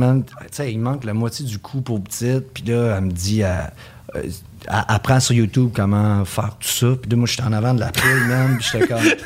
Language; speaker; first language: French; early bilingual, heritage; French